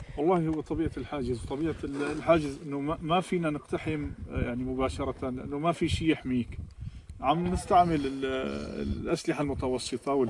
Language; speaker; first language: Arabic; native; Arabic